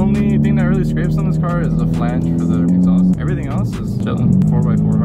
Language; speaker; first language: English; native; English